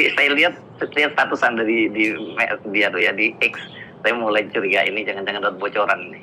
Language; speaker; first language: Indonesian; native; Indonesian